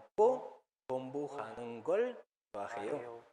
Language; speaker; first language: Korean; non-native, fluent; Spanish